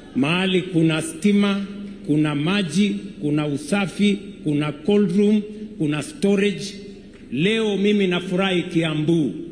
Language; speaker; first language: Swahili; non-native, local second language; Kalenjin